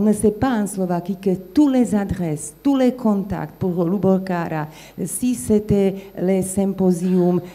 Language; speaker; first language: French; non-native, fluent; Slovak